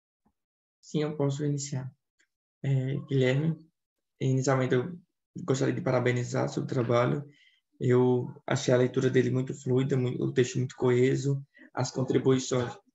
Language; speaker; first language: Portuguese; native; Portuguese